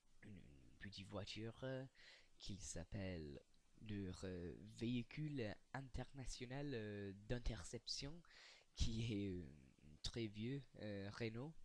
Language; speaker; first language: French; non-native, learner; English